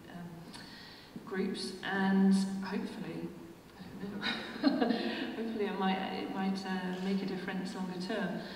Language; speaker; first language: English; native; English